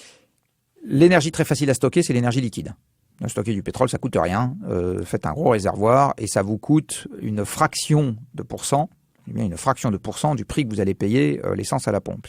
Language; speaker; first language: French; native; French